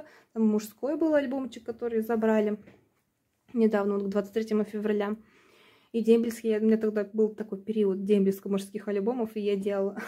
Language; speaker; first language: Russian; native; Russian